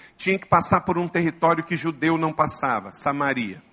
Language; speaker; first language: Portuguese; native; Portuguese